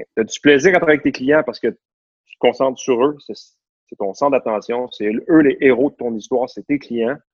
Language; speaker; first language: French; native; French